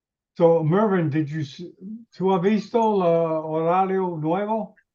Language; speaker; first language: Spanish; non-native, learner; English